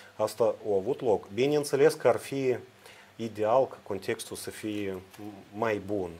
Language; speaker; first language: Romanian; native; Romanian